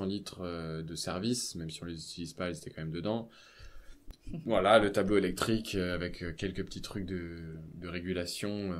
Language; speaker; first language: French; native; French